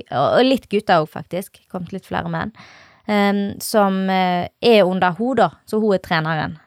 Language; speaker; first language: Norwegian; native; Norwegian